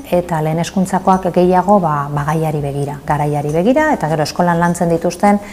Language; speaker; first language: Basque; native; Basque